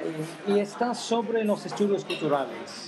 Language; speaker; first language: Spanish; non-native, fluent; English